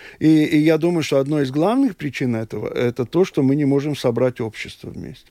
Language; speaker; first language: Russian; non-native, local second language; Latvian